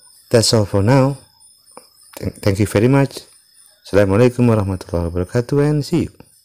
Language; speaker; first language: English; non-native, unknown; Indonesian